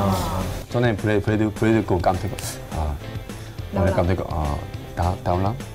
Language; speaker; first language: Vietnamese; non-native, learner; Korean